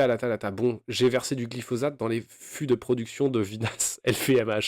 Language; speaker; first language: French; native; French